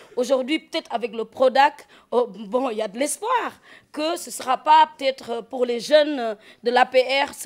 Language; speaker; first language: French; non-native, local second language; Fula